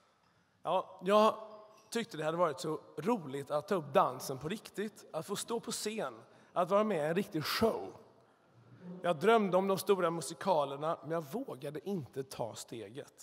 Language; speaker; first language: Swedish; native; Swedish